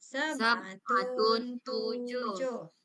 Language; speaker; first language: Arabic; non-native, learner; Malay